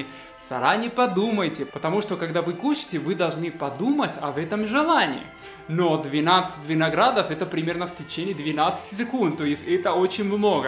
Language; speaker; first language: Russian; non-native, fluent; Spanish